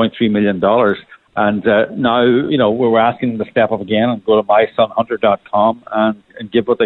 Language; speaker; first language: English; native; English